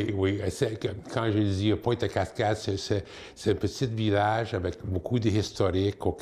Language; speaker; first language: French; non-native, local second language; English